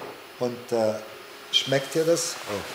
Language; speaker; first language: German; non-native, fluent; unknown